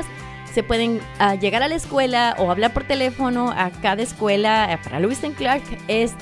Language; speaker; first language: Spanish; native; Spanish